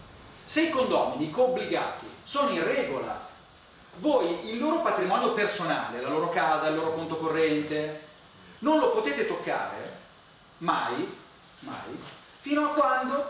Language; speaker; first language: Italian; native; Italian